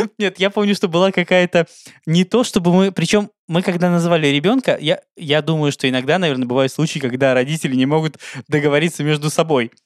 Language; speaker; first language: Russian; native; Russian